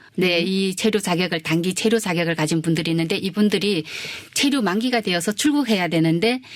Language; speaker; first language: Korean; early bilingual, heritage; Korean